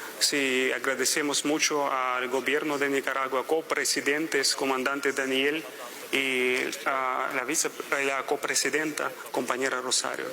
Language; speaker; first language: Spanish; non-native, fluent; Russian